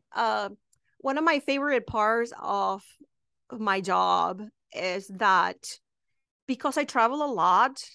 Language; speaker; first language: English; non-native, fluent; Spanish